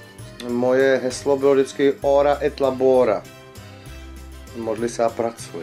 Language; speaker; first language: Czech; native; Czech